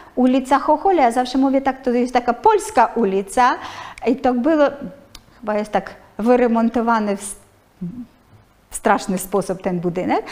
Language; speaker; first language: Polish; non-native, fluent; Ukrainian